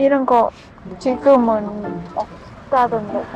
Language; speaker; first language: Korean; non-native, learner; Khmer